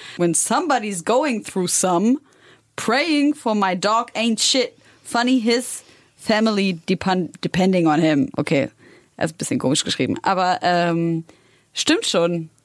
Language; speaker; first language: German; early bilingual, other home language; Arabic